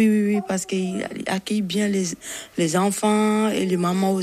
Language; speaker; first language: French; non-native, learner; Bambara